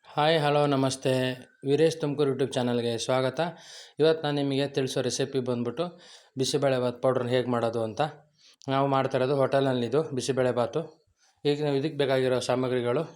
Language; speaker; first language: Kannada; native; Kannada